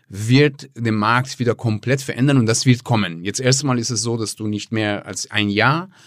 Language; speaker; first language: German; non-native, fluent; Persian